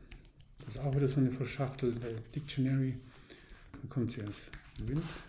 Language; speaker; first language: German; native; German